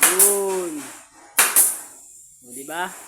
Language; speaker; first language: Filipino; native; Filipino